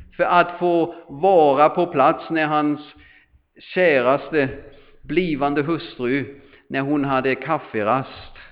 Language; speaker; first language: Swedish; non-native, fluent; German